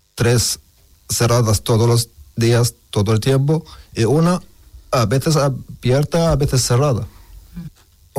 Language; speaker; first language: Spanish; non-native, learner; Arabic